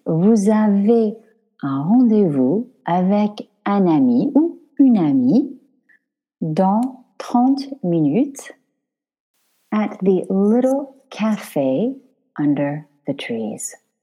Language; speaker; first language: French; non-native, fluent; English